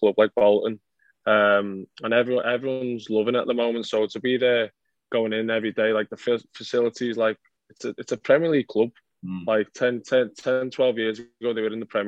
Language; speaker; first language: English; native; English